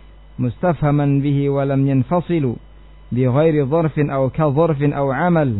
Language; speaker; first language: Arabic; non-native, fluent; Indonesian